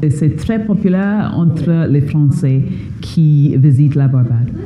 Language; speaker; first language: French; non-native, fluent; English